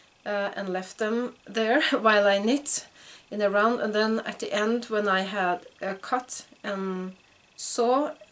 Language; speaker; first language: English; non-native, fluent; Norwegian